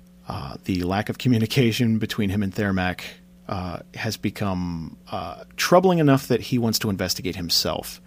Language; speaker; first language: English; native; English